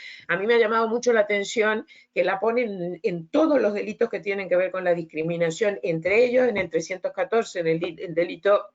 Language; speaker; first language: Spanish; native; Spanish